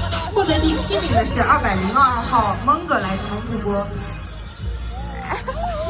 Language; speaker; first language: Chinese; native; Chinese